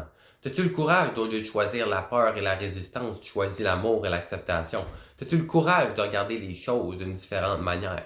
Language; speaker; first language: French; native; French